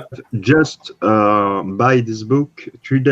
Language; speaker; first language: English; non-native, learner; French